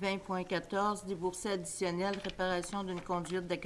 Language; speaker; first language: French; native; French